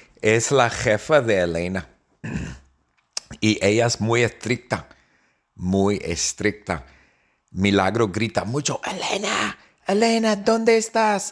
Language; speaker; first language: Spanish; non-native, fluent; English